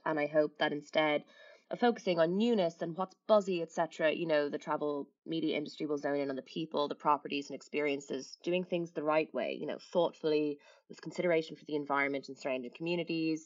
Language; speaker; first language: English; native; English